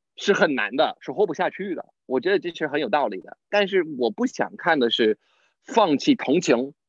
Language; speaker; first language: Chinese; non-native, fluent; English